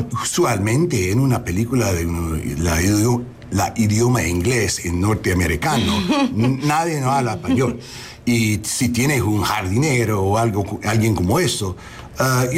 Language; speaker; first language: Spanish; early bilingual, heritage; English